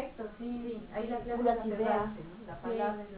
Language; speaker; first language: Spanish; native; Spanish